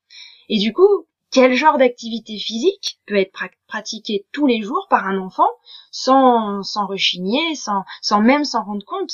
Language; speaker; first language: French; native; French